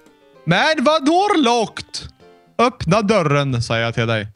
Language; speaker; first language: Swedish; native; Swedish